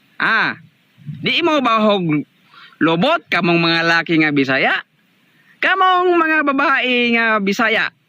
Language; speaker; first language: Cebuano; non-native, local second language; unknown